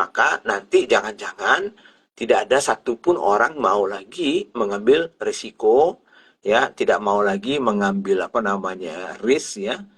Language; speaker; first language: Indonesian; native; Indonesian